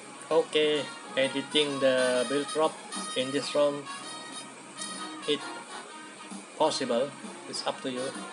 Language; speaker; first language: English; non-native, local second language; Malay